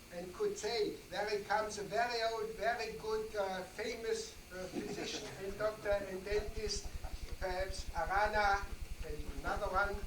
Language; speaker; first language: English; non-native, fluent; German